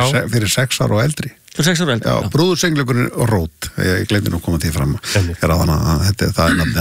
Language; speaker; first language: Icelandic; native; Icelandic